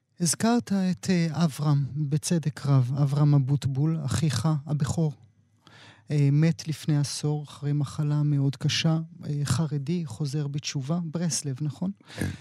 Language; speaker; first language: Hebrew; native; Hebrew